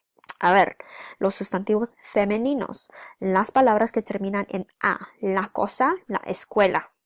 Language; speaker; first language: Spanish; non-native, fluent; English